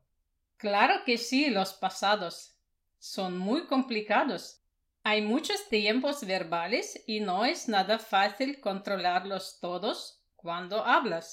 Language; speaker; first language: Spanish; non-native, fluent; Russian